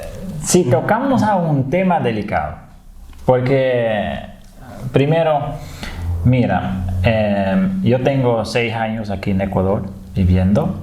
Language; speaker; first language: Spanish; non-native, fluent; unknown